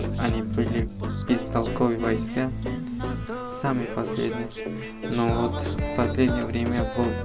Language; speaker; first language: Russian; non-native, fluent; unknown